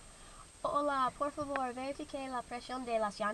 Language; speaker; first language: Spanish; non-native, learner; English